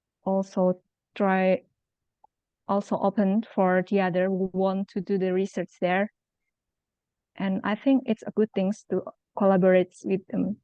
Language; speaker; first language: English; non-native, local second language; Indonesian